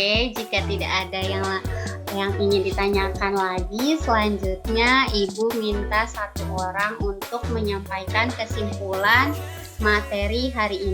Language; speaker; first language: Indonesian; native; Indonesian